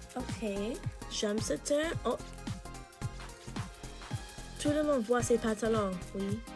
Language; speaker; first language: French; non-native, learner; English